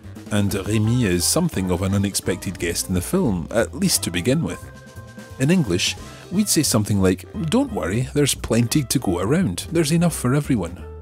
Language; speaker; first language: English; native; English